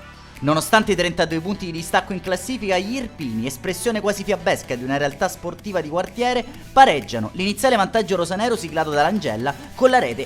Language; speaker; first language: Italian; native; Italian